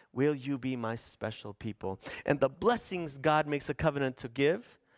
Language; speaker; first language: English; early bilingual, other home language; Spanish